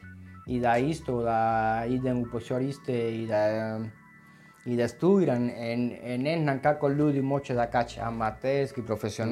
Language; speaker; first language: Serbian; non-native, learner; Spanish